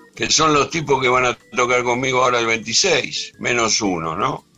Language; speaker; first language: Spanish; native; Spanish